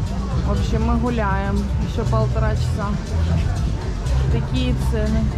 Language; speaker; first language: Russian; native; Russian